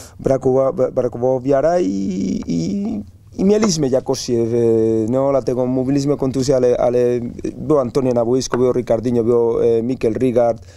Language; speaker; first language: Polish; non-native, learner; Spanish